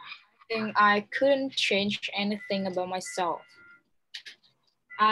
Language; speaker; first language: English; non-native, learner; Vietnamese